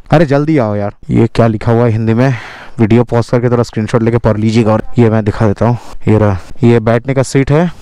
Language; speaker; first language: Hindi; non-native, local second language; Bangla